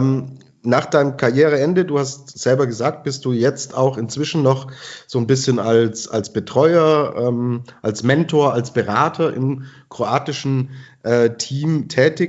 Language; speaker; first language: German; native; German